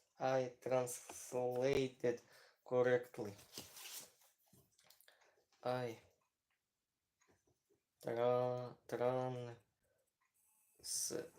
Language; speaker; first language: English; non-native, learner; Ukrainian